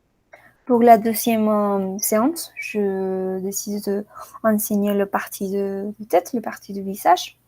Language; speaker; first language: French; non-native, learner; Spanish